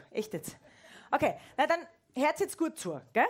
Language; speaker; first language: German; native; German